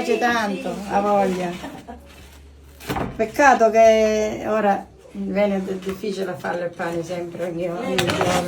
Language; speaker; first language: Italian; native; Italian